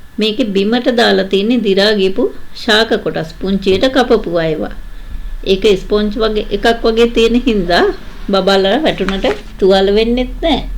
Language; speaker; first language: Sinhala; native; Sinhala